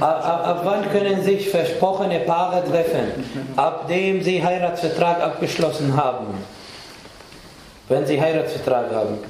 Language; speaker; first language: German; non-native, fluent; Arabic